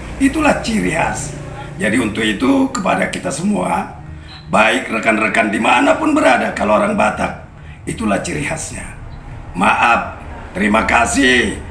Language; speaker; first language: Indonesian; non-native, local second language; Batak Toba